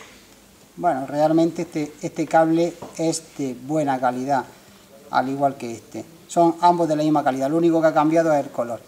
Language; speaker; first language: Spanish; native; Spanish